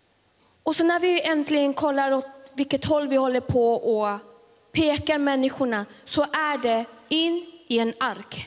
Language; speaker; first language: Swedish; early bilingual, other home language; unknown